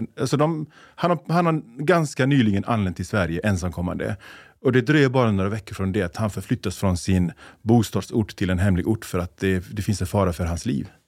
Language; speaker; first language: Swedish; early bilingual, other home language; Persian